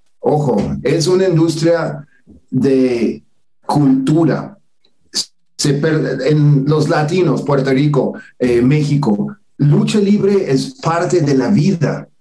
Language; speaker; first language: Spanish; non-native, fluent; English